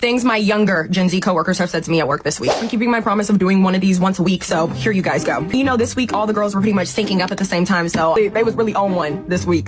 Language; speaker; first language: English; native; English